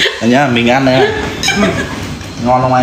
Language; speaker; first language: Vietnamese; native; Vietnamese